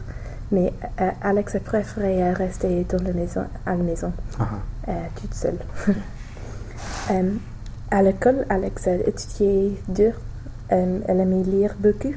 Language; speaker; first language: French; non-native, learner; English